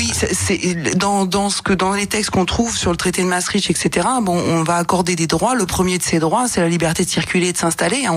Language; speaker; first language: French; native; French